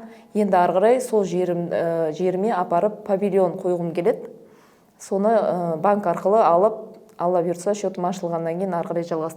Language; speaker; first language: Kazakh; native; Kazakh